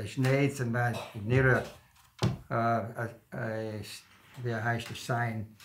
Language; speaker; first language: German; early bilingual, heritage; German